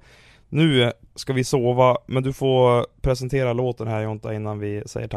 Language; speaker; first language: Swedish; native; Swedish